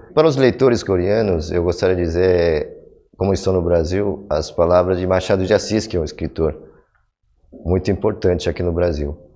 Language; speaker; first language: Portuguese; early bilingual, other home language; Korean